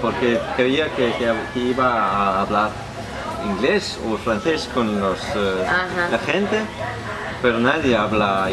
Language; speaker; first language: Spanish; non-native, learner; Danish